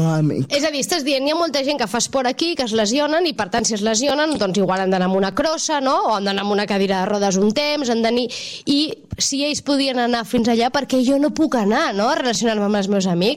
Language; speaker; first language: Catalan; native; Catalan